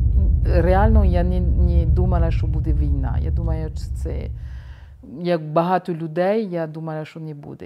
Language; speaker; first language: Ukrainian; non-native, fluent; French